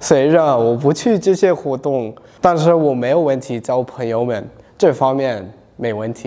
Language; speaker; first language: Chinese; non-native, learner; English